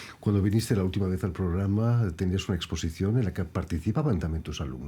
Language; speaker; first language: Spanish; native; Spanish